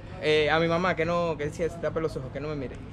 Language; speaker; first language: Spanish; native; Spanish